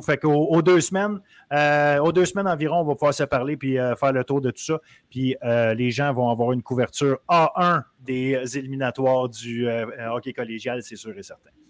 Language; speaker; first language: French; native; French